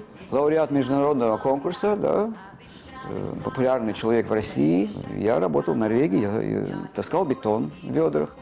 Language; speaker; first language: Russian; non-native, local second language; Latvian